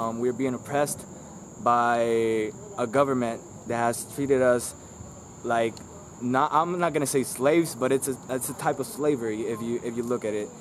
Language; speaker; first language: English; non-native, local second language; Spanish